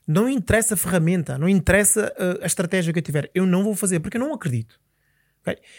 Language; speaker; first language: Portuguese; early bilingual, other home language; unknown